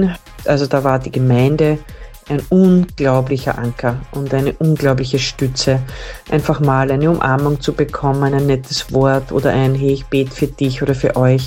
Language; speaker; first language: German; native; German